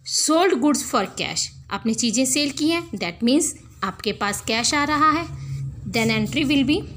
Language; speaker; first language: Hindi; non-native, local second language; Punjabi